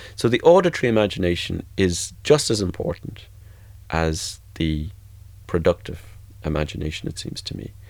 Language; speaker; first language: English; native; English